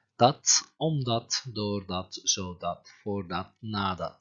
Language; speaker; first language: Dutch; non-native, fluent; Turkish